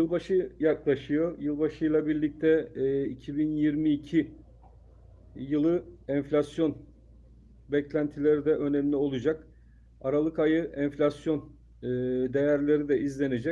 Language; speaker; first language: Turkish; native; Turkish